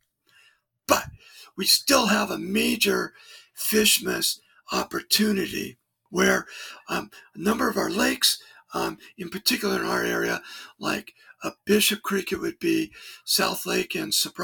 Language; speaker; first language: English; native; English